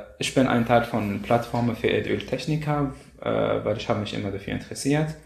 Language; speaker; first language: German; non-native, fluent; Arabic